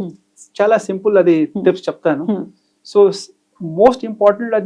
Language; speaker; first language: Telugu; non-native, fluent; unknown